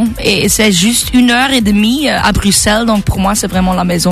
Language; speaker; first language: French; non-native, local second language; Dutch